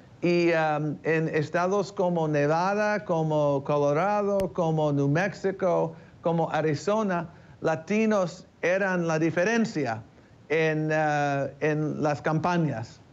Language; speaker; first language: Spanish; early bilingual, heritage; English